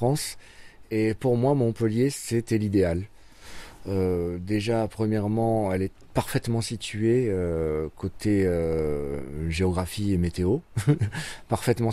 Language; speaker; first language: French; native; French